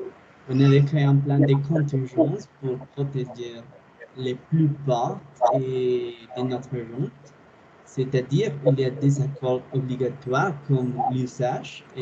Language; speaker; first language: French; non-native, learner; Spanish